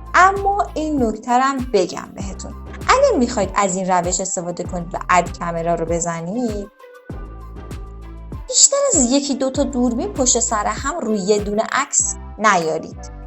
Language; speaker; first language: Persian; native; Persian